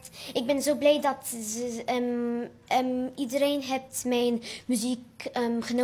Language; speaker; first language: Dutch; non-native, learner; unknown